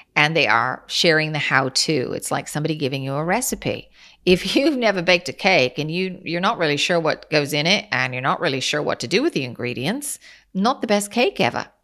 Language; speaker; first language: English; native; English